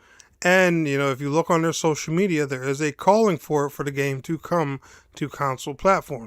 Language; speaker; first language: English; native; English